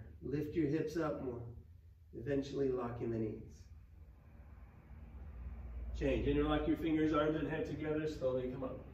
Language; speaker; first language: English; native; English